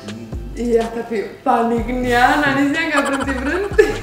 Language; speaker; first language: Indonesian; non-native, fluent; Romanian